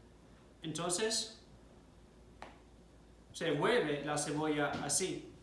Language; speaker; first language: Spanish; non-native, fluent; English